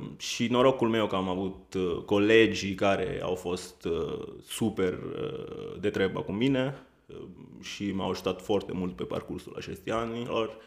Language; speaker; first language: Romanian; non-native, fluent; Italian